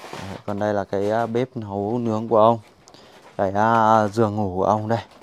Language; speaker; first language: Vietnamese; non-native, local second language; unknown